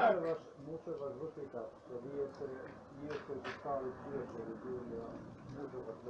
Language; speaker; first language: Polish; non-native, learner; Slovenian